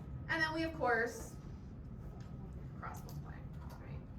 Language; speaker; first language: English; native; English